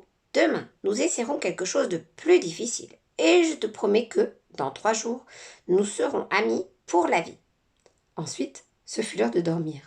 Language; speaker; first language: French; native; French